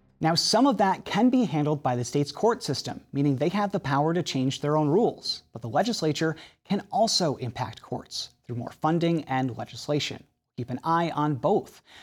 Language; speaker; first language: English; native; English